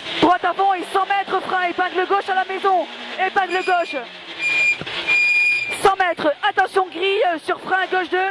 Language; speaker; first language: French; native; French